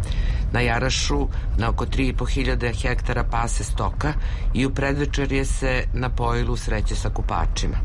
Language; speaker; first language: Serbian; native; Serbian